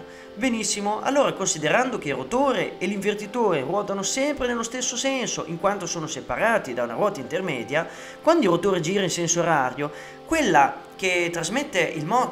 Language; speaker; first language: Italian; native; Italian